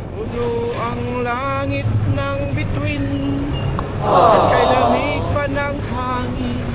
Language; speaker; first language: Filipino; non-native, local second language; Cebuano